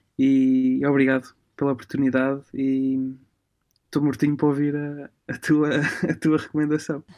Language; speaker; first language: Portuguese; early bilingual, other home language; Romanian